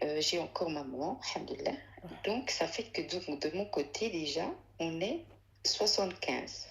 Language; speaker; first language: French; early bilingual, other home language; Arabic